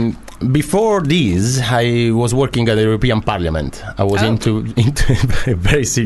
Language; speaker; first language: English; non-native, fluent; Italian